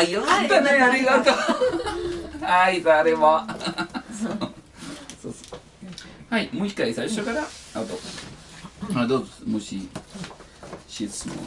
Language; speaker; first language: Japanese; non-native, learner; Italian